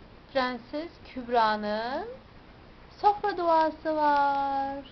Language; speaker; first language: Turkish; native; Turkish